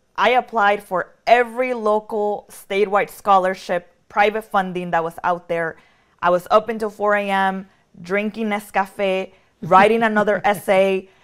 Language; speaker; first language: English; early bilingual, other home language; Spanish